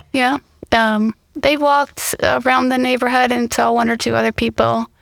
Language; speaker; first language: English; native; English